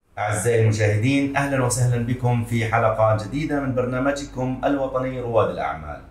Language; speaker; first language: Arabic; native; Arabic